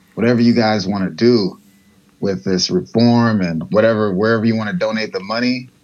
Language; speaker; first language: English; native; English